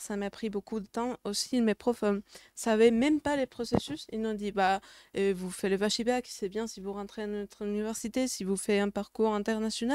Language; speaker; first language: French; non-native, fluent; Spanish